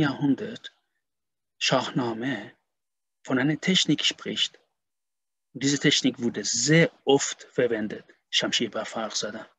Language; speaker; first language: German; non-native, fluent; Persian